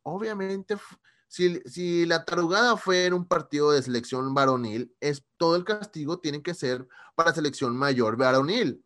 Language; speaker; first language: Spanish; native; Spanish